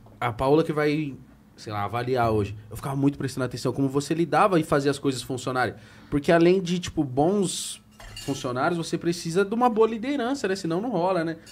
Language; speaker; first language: Portuguese; native; Portuguese